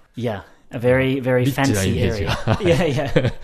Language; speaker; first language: English; native; English